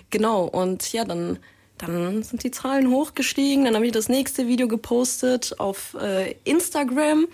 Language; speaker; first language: German; native; German